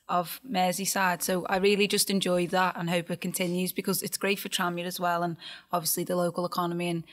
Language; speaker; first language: English; native; English